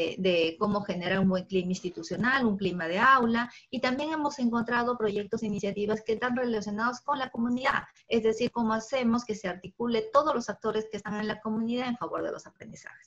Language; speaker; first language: Spanish; native; Spanish